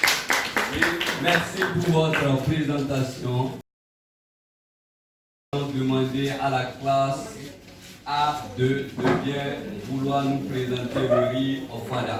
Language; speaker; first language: French; non-native, fluent; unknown